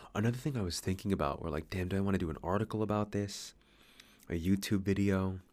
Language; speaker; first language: English; native; English